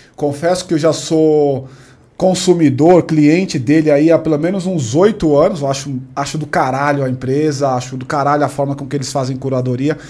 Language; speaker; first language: Portuguese; native; Portuguese